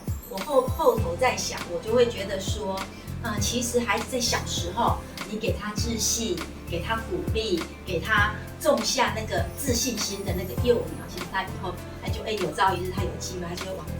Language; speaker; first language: Chinese; non-native, local second language; Min Nan Chinese